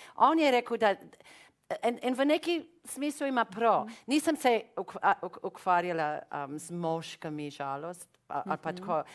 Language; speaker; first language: Slovenian; non-native, fluent; English